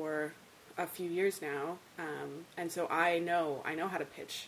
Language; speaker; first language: English; native; English